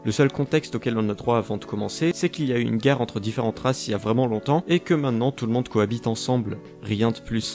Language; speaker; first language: French; native; French